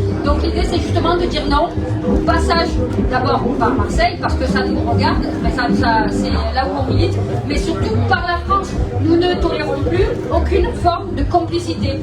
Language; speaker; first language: French; native; French